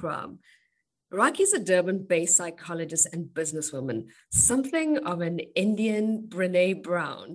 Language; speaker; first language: English; native; English